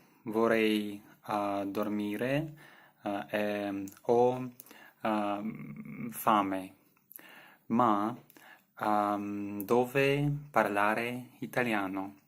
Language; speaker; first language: Italian; non-native, learner; Belarusian